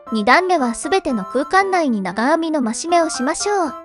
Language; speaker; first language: Japanese; native; Japanese